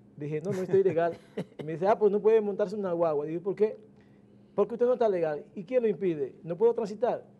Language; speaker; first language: Spanish; native; Spanish